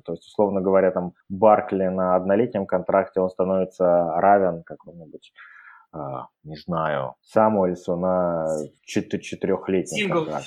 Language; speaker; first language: Russian; native; Russian